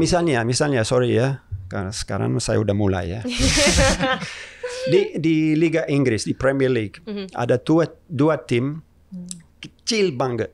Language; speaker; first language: Indonesian; non-native, fluent; English